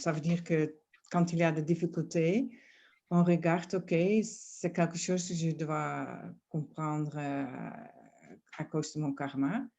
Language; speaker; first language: French; non-native, fluent; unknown